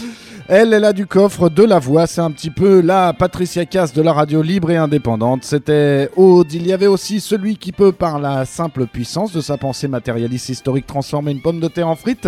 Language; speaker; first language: French; native; French